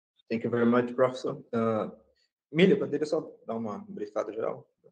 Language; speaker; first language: Portuguese; native; Portuguese